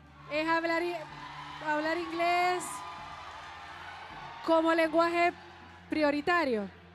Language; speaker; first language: Spanish; native; Spanish